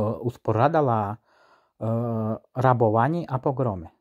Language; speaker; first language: Czech; non-native, fluent; Ukrainian